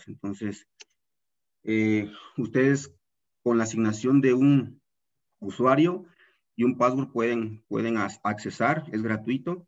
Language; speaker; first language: Spanish; native; Spanish